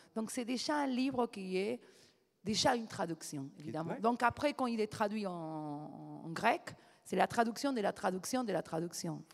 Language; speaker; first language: French; non-native, fluent; Spanish